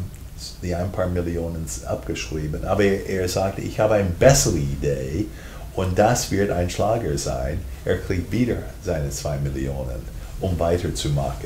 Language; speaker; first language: German; non-native, fluent; English